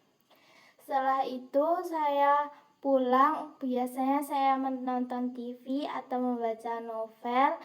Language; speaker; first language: Indonesian; non-native, local second language; Javanese